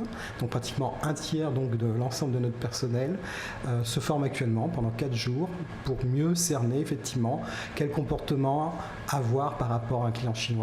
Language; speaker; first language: French; native; French